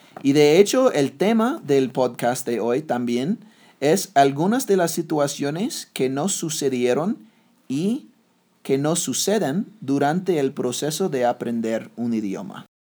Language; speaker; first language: Spanish; non-native, fluent; English